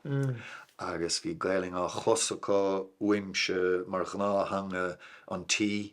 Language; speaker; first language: Irish; non-native, local second language; English